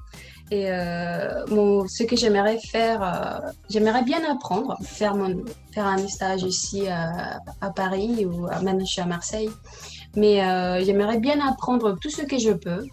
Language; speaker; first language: French; non-native, learner; Spanish